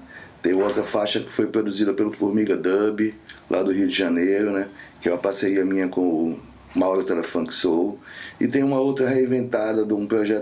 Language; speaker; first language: Portuguese; native; Portuguese